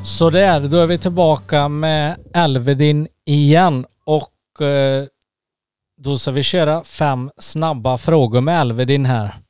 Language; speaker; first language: Swedish; native; Swedish